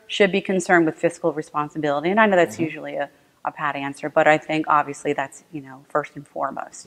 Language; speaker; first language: English; native; English